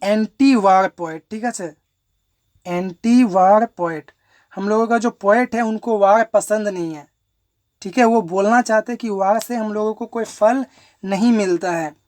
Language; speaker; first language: Hindi; non-native, local second language; Bangla